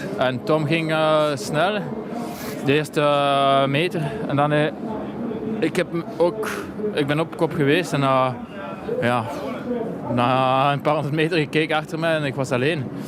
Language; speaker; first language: Dutch; non-native, local second language; French